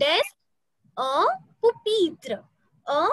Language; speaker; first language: French; non-native, learner; Hindi